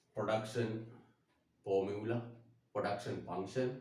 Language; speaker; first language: English; non-native, local second language; Sinhala